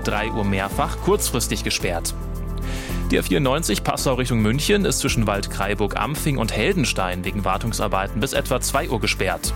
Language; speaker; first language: German; native; German